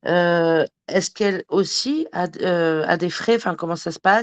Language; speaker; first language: French; native; French